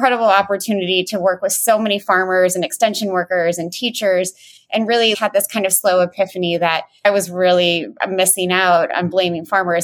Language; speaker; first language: English; native; English